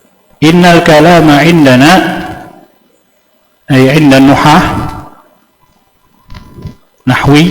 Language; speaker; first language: Arabic; non-native, fluent; Indonesian